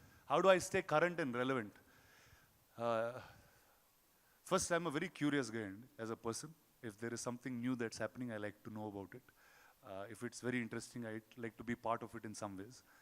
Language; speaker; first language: English; non-native, local second language; Telugu